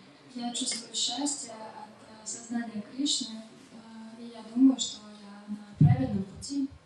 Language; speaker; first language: Russian; native; Russian